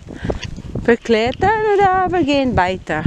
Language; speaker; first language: German; non-native, learner; Filipino